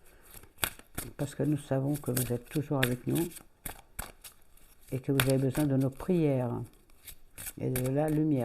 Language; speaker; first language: French; native; French